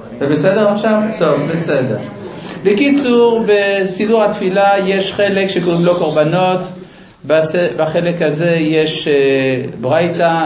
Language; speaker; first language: Hebrew; non-native, fluent; Spanish